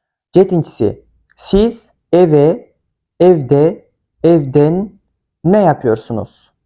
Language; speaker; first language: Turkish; non-native, fluent; Kyrgyz